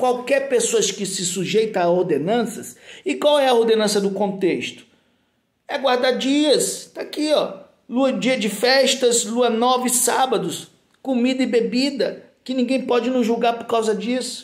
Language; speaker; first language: Portuguese; native; Portuguese